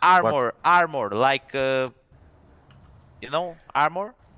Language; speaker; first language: English; non-native, learner; Romanian